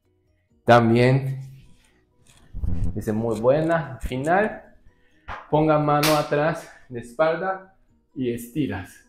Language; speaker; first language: Spanish; non-native, learner; Japanese